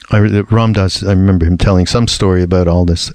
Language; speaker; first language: English; native; English